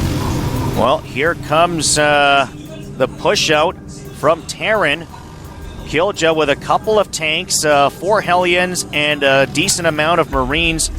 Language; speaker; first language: English; native; English